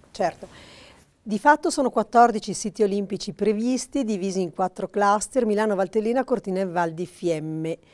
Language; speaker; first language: Italian; native; Italian